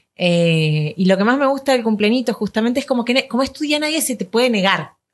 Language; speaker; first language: Spanish; native; Spanish